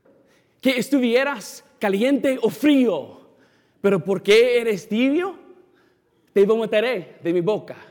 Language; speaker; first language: Spanish; non-native, fluent; English